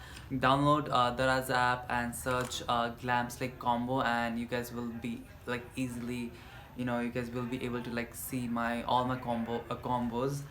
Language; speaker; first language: English; non-native, local second language; Nepali